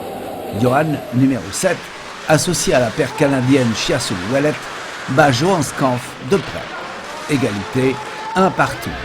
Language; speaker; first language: French; native; French